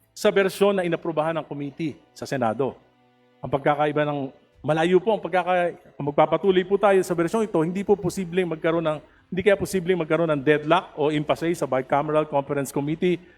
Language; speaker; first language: Filipino; native; Filipino